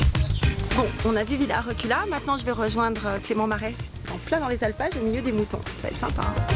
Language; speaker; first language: French; native; French